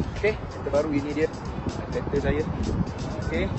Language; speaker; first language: Malay; native; Malay